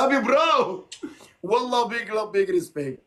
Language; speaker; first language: English; non-native, learner; Pashto